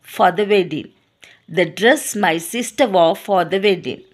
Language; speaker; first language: English; non-native, local second language; Sinhala